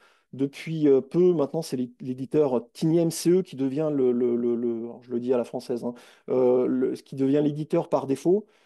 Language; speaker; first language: French; native; French